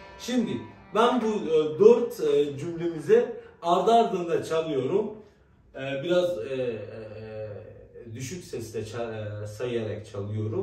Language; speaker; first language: Turkish; non-native, fluent; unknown